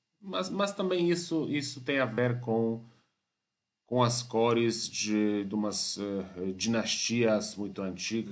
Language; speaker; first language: Portuguese; non-native, fluent; Polish